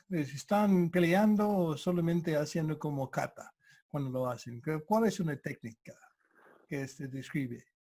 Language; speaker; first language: Spanish; non-native, fluent; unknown